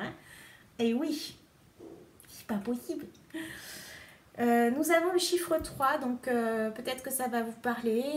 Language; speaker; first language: French; native; French